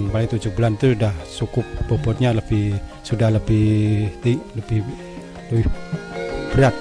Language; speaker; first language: Indonesian; non-native, local second language; Javanese